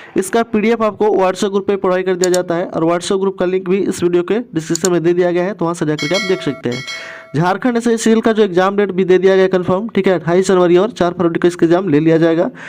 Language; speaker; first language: Hindi; native; Hindi